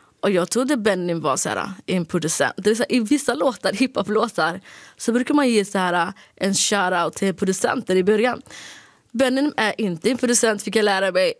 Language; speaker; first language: Swedish; early bilingual, other home language; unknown